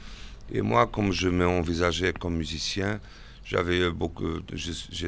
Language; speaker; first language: French; non-native, fluent; Portuguese